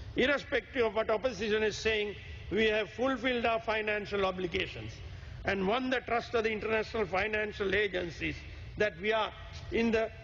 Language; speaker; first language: English; non-native, local second language; Sinhala